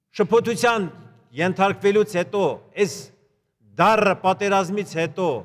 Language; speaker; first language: Armenian; native; Armenian